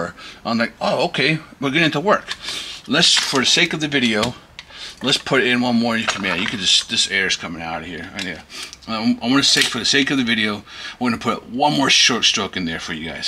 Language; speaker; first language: English; native; English